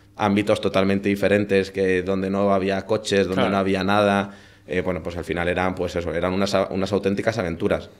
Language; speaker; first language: Spanish; native; Spanish